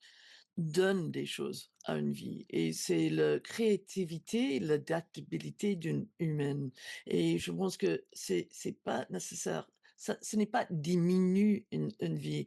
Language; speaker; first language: French; non-native, learner; English